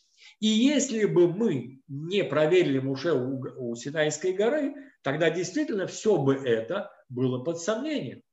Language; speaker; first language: Russian; native; Russian